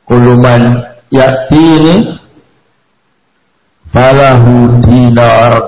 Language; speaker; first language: Arabic; non-native, learner; Indonesian